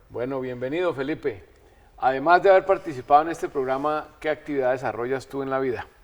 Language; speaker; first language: Spanish; native; Spanish